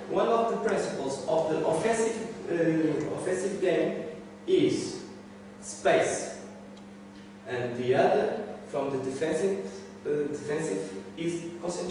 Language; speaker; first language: English; non-native, learner; Portuguese